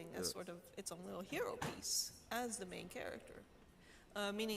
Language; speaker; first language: English; non-native, fluent; Swedish